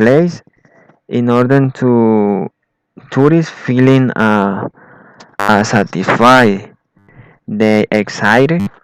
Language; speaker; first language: English; non-native, learner; Spanish